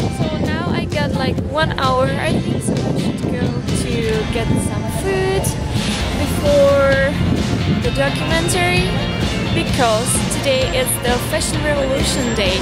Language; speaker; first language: English; non-native, fluent; Czech